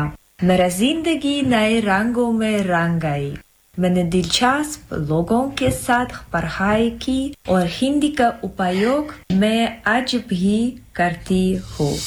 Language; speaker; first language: Hindi; non-native, fluent; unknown